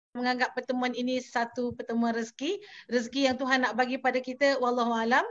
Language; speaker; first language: Malay; native; Malay